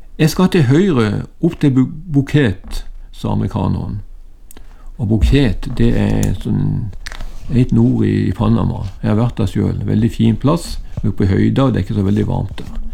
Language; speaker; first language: Norwegian; native; Norwegian